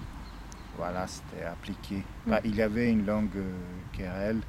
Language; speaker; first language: French; non-native, fluent; Serbian